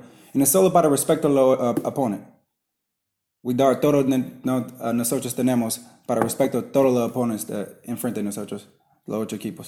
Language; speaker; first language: Spanish; non-native, learner; English